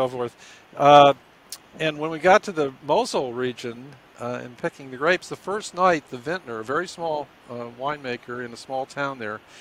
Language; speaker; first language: English; native; English